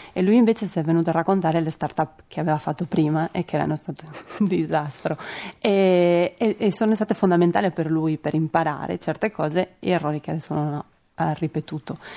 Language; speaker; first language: Italian; non-native, fluent; Spanish